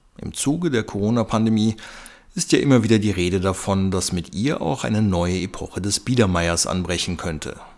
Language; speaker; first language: German; native; German